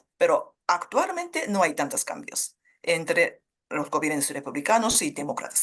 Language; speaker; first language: Spanish; non-native, fluent; Japanese